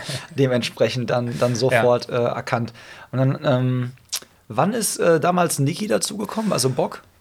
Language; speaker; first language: German; native; German